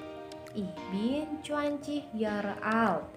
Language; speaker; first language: German; non-native, learner; Indonesian